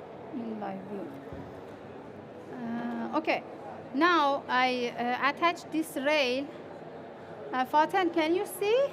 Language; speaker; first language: English; non-native, fluent; Persian